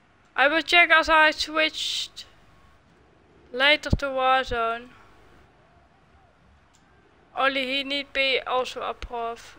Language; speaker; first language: English; non-native, learner; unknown